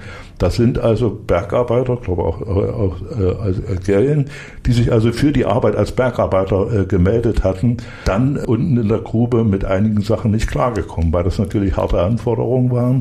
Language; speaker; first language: German; native; German